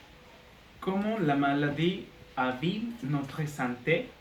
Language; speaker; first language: French; non-native, learner; Spanish